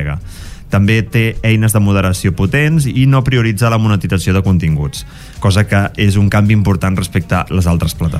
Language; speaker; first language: Catalan; native; Catalan